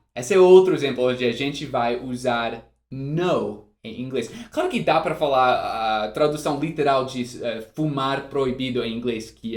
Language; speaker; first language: Portuguese; non-native, fluent; English